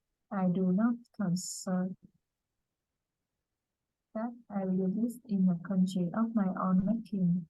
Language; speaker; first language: English; non-native, learner; Vietnamese